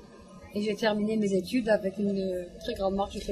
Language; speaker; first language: French; non-native, fluent; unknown